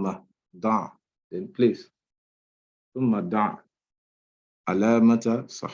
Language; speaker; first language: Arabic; non-native, fluent; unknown